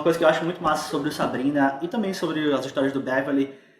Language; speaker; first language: Portuguese; native; Portuguese